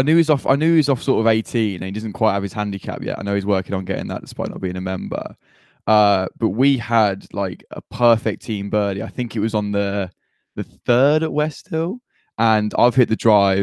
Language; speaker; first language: English; native; English